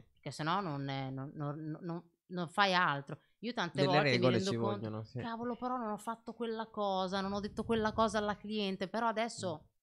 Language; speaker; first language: Italian; early bilingual, other home language; Arabic